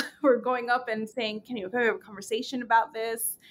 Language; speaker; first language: English; native; English